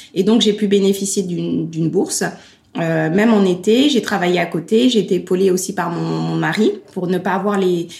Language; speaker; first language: French; native; French